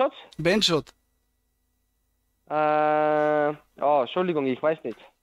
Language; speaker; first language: German; non-native, learner; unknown